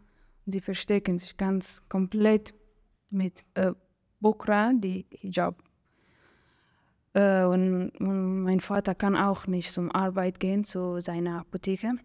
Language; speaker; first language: German; non-native, learner; Persian